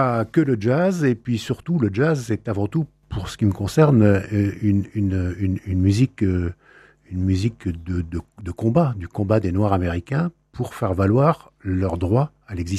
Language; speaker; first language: French; native; French